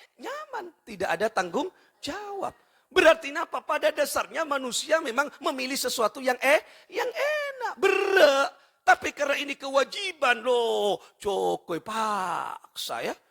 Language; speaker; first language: Indonesian; non-native, local second language; Madurese